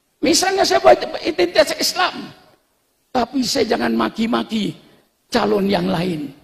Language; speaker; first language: Indonesian; non-native, local second language; Madurese